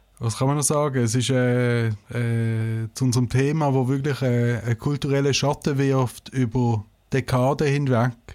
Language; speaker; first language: German; native; German